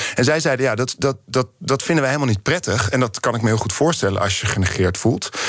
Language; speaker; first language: Dutch; native; Dutch